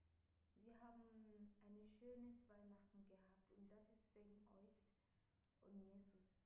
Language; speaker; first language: German; non-native, learner; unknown